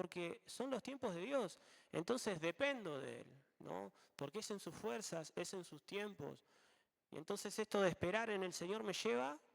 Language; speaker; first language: Spanish; native; Spanish